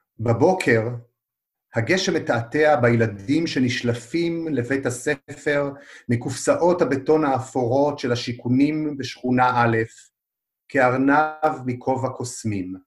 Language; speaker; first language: Hebrew; native; Hebrew